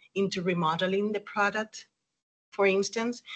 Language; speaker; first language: English; non-native, fluent; Spanish